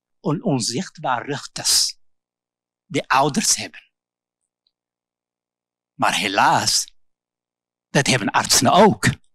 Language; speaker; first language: Dutch; non-native, local second language; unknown